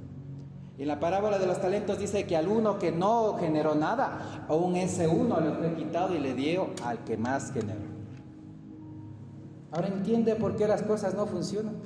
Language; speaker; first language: Spanish; native; Spanish